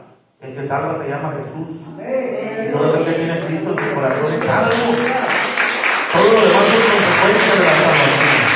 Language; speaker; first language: Spanish; native; Spanish